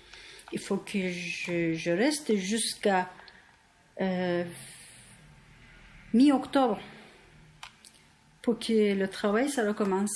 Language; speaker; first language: French; non-native, fluent; Turkish